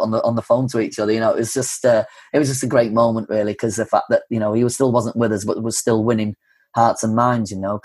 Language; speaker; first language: English; native; English